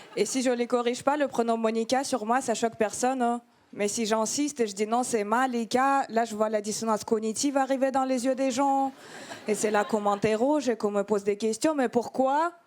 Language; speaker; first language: French; non-native, fluent; Russian